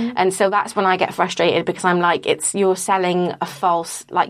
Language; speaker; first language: English; native; English